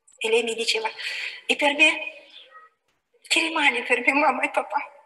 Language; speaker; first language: Italian; non-native, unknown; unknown